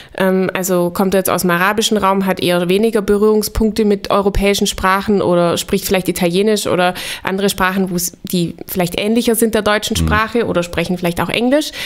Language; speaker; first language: German; native; German